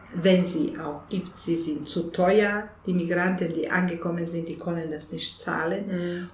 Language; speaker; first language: German; non-native, fluent; Bosnian